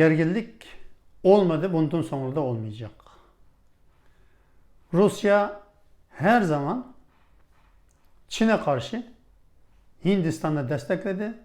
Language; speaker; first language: Turkish; non-native, fluent; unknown